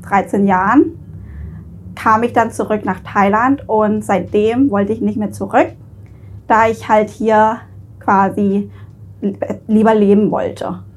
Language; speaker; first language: German; early bilingual, other home language; Thai